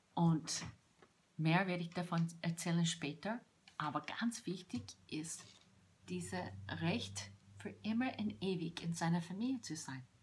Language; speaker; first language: German; non-native, fluent; English